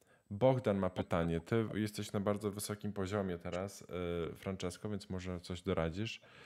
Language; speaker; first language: Polish; native; Polish